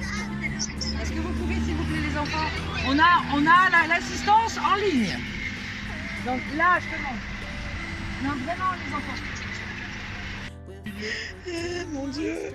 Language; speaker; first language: French; native; French